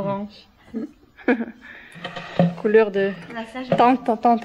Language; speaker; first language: French; non-native, fluent; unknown